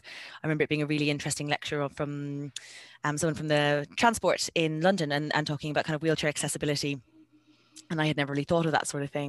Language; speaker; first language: English; native; English